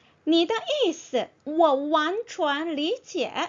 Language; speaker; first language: Chinese; non-native, fluent; Korean